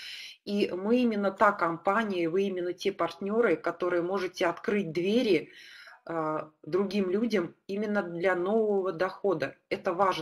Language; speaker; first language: Russian; native; Russian